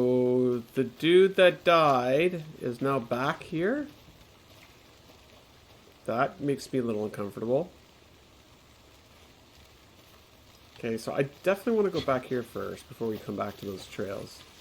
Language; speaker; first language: English; native; English